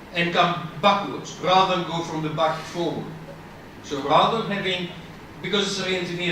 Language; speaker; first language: English; non-native, fluent; Greek